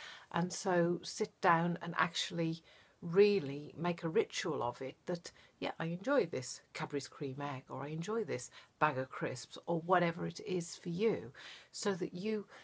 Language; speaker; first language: English; native; English